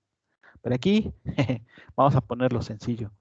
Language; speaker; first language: Spanish; native; Spanish